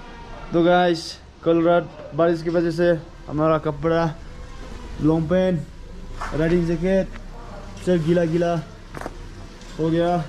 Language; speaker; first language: Hindi; non-native, local second language; Bodo